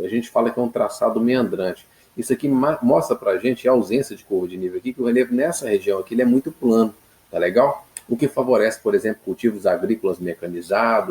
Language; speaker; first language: Portuguese; native; Portuguese